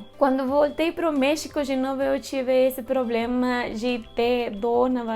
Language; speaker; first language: Portuguese; non-native, fluent; Spanish